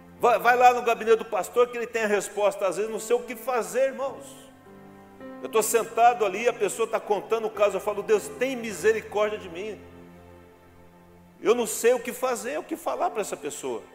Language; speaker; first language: Portuguese; native; Portuguese